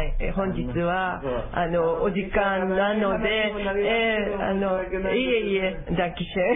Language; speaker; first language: Japanese; native; Japanese